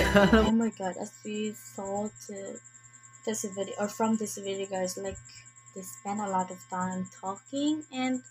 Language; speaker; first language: English; non-native, learner; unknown